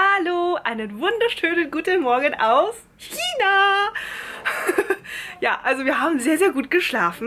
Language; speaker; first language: German; native; German